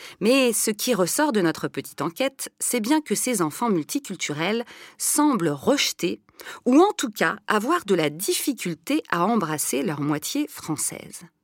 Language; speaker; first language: French; native; French